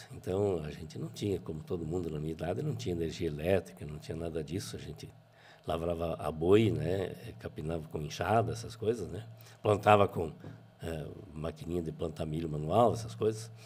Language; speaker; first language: Portuguese; native; Portuguese